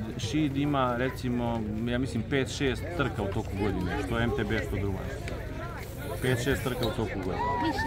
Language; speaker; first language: Serbian; native; Serbian